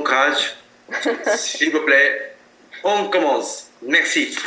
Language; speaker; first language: French; non-native, learner; Japanese